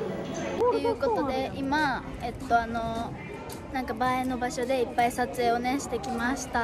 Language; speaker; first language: Japanese; native; Japanese